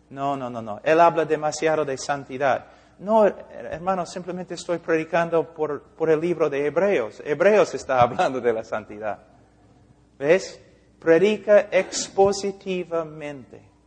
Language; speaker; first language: Spanish; non-native, fluent; English